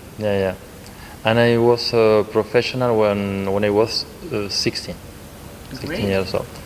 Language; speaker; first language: English; non-native, learner; Spanish